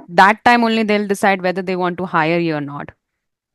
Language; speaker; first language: English; non-native, fluent; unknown